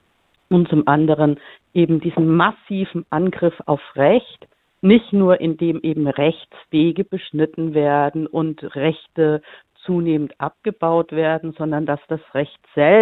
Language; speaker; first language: German; native; German